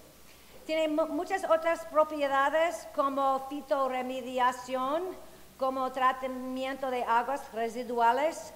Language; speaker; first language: Spanish; non-native, fluent; English